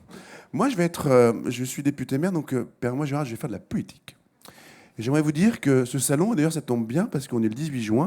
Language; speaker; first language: French; native; French